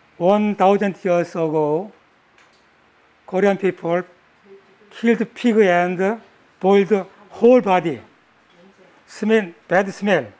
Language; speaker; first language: English; non-native, learner; Korean